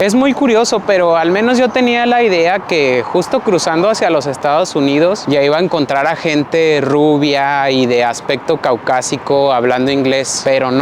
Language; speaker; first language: Spanish; native; Spanish